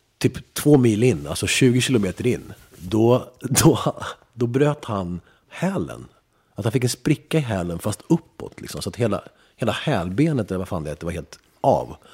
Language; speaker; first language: Swedish; early bilingual, other home language; Spanish